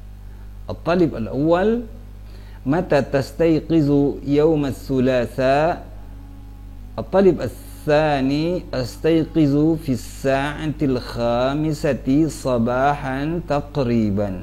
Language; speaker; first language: Arabic; non-native, fluent; Indonesian